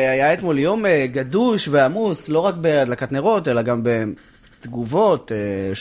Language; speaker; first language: Hebrew; native; Hebrew